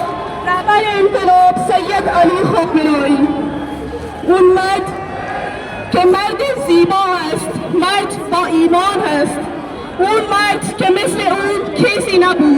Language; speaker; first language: Persian; non-native, learner; Urdu